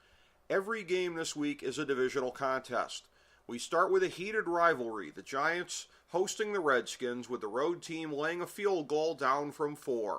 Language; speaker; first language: English; native; English